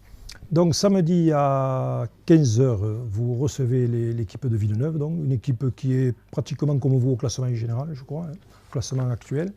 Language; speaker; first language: French; native; French